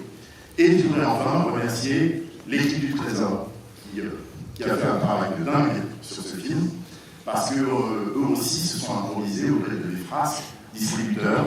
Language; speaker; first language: French; native; French